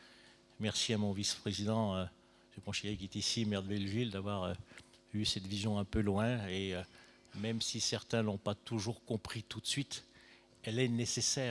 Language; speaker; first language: French; native; French